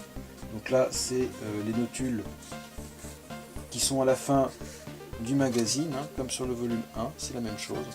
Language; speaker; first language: French; native; French